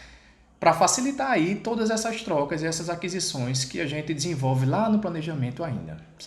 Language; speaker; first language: Portuguese; native; Portuguese